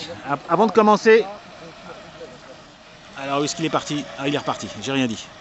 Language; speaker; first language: French; native; French